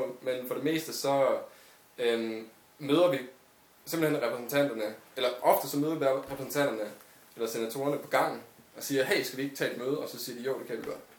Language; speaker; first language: Danish; native; Danish